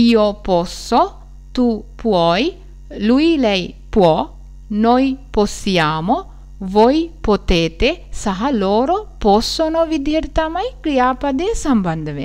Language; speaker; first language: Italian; non-native, fluent; Sinhala